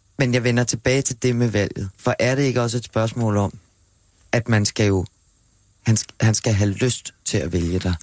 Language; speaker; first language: Danish; native; Danish